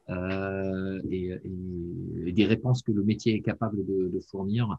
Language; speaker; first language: French; non-native, fluent; German